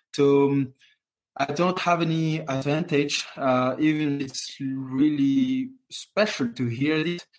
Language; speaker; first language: English; non-native, fluent; French